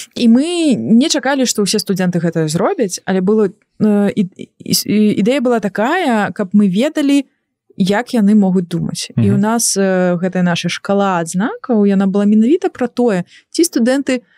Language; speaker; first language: Belarusian; non-native, local second language; Russian